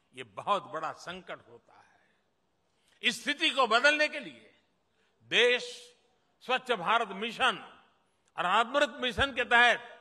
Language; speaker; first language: Hindi; non-native, local second language; Gujarati